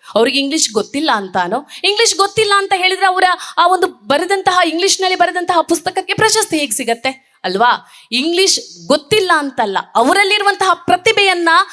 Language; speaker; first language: Kannada; non-native, local second language; Tulu